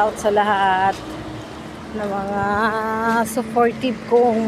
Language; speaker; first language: Filipino; native; Filipino